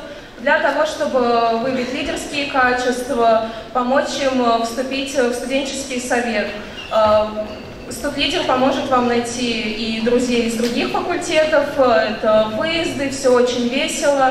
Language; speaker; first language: Russian; native; Russian